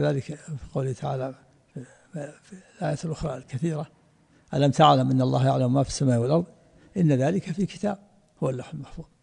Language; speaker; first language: Arabic; native; Arabic